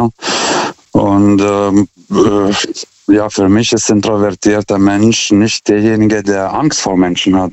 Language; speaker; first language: German; non-native, fluent; Lithuanian